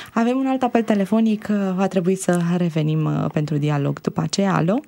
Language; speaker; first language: Romanian; native; Romanian